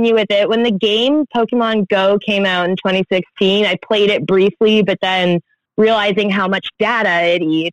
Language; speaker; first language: English; native; English